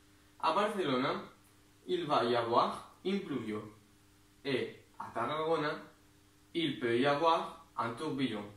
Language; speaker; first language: French; non-native, learner; Spanish